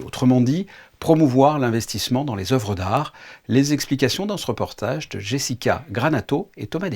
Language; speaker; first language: French; native; French